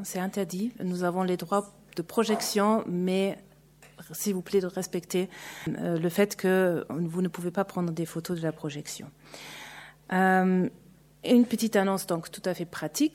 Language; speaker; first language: French; native; French